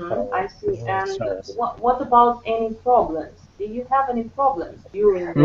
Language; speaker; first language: English; non-native, fluent; Russian